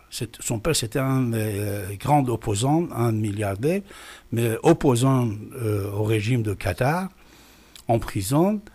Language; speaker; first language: French; non-native, fluent; Persian